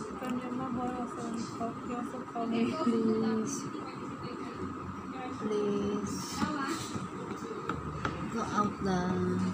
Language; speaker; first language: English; non-native, learner; Filipino